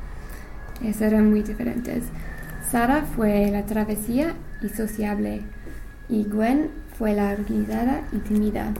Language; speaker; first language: Spanish; non-native, learner; English